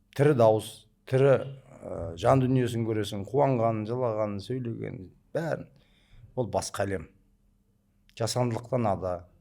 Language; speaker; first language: Kazakh; early bilingual, heritage; Kazakh